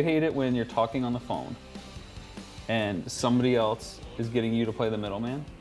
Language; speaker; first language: English; native; English